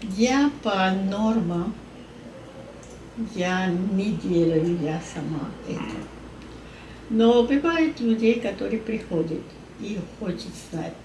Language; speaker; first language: Russian; non-native, learner; Spanish